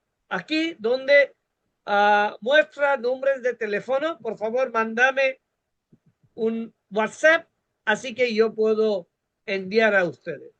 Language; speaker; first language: Spanish; non-native, fluent; Bangla